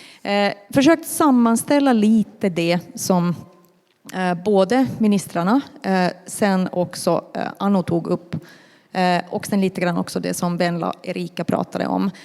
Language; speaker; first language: Swedish; non-native, local second language; Finnish